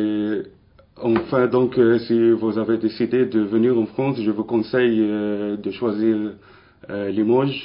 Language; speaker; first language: French; non-native, local second language; Arabic